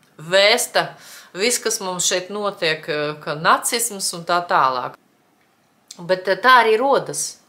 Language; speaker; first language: Latvian; non-native, local second language; Russian